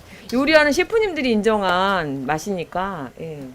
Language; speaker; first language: Korean; native; Korean